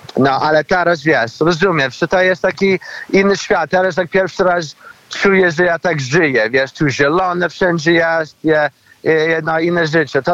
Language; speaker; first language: Polish; early bilingual, heritage; Polish